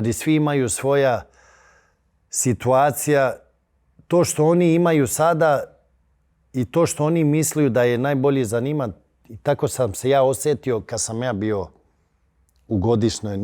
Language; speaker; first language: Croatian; early bilingual, heritage; Bosnian